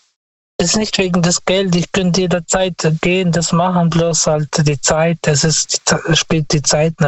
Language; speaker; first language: German; non-native, fluent; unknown